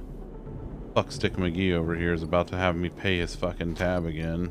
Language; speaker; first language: English; native; English